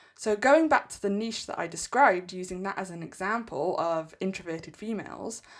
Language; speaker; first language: English; native; English